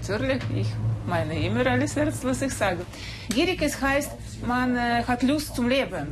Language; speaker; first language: German; non-native, fluent; Russian